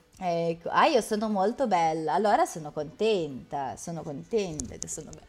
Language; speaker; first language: Italian; non-native, fluent; Portuguese